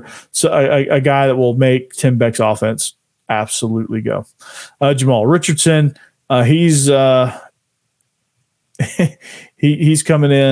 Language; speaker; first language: English; native; English